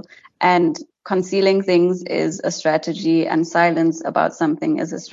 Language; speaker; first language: English; native; English